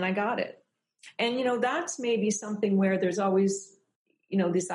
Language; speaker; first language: English; native; English